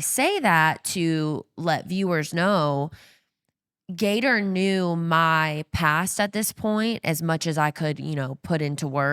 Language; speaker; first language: English; native; English